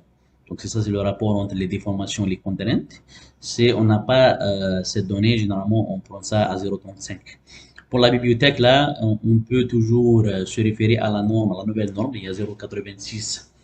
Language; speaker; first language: French; non-native, local second language; Arabic